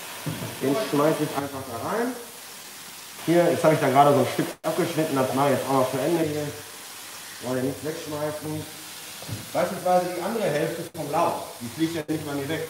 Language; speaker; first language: German; native; German